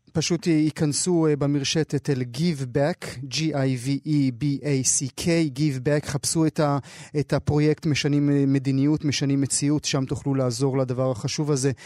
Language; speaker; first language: Hebrew; native; Hebrew